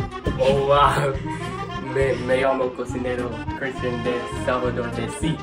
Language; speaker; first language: Spanish; non-native, learner; English